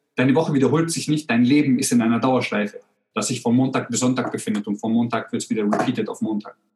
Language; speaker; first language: German; early bilingual, other home language; Croatian